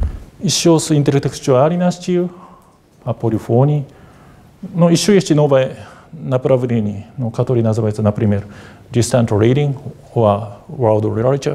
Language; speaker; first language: Russian; non-native, fluent; Japanese